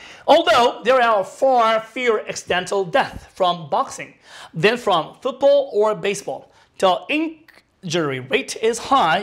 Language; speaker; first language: English; non-native, fluent; Korean